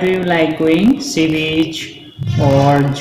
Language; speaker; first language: English; non-native, fluent; Bangla